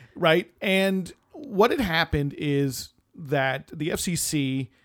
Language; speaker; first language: English; native; English